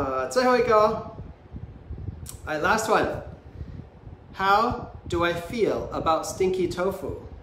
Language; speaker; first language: English; native; English